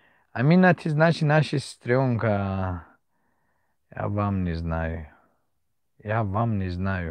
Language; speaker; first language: Russian; non-native, learner; Tajik